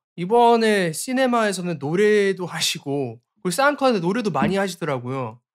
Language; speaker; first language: Korean; early bilingual, heritage; Korean